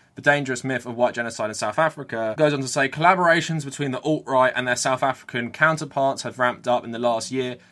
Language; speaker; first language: English; native; English